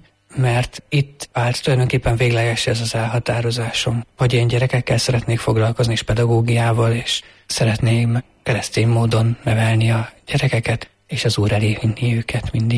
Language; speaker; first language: Hungarian; native; Hungarian